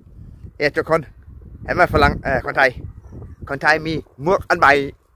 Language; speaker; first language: Thai; non-native, learner; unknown